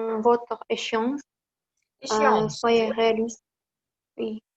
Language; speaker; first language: French; non-native, learner; Kazakh